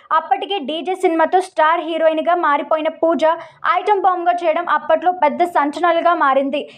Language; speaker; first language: Telugu; native; Telugu